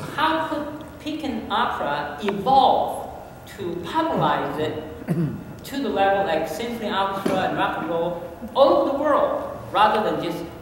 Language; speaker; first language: English; non-native, fluent; Chinese